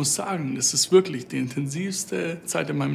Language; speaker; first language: German; native; German